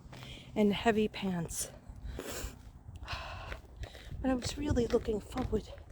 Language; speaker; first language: English; native; English